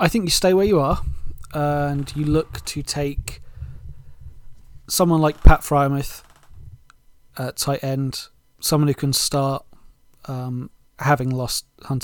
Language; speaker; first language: English; native; English